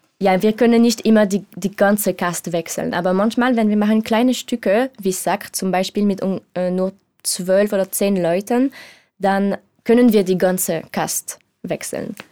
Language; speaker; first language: German; non-native, learner; French